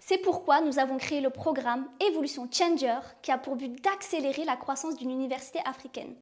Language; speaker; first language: French; early bilingual, other home language; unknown